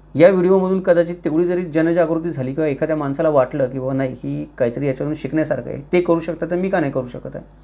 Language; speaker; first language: Marathi; native; Marathi